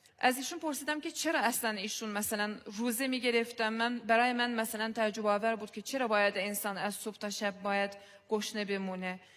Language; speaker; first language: Persian; non-native, fluent; Azerbaijani